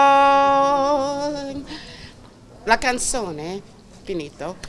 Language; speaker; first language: Italian; non-native, fluent; English